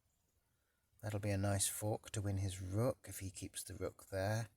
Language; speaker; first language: English; native; English